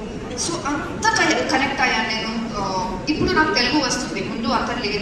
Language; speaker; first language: Telugu; non-native, fluent; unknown